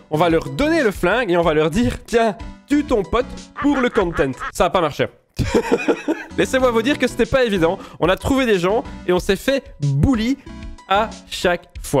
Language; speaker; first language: French; native; French